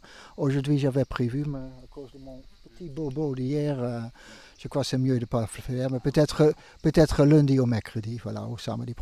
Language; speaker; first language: French; non-native, fluent; Dutch